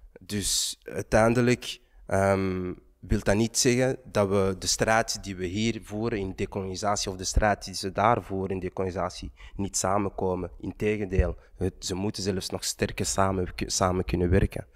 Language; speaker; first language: Dutch; early bilingual, other home language; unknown